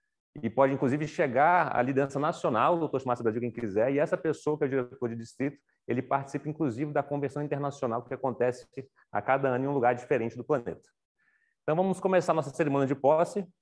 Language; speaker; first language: Portuguese; native; Portuguese